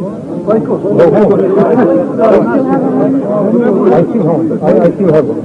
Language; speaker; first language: English; non-native, learner; Bosnian